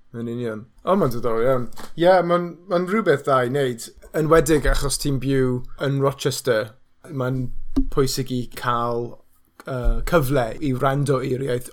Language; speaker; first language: Welsh; non-native, local second language; English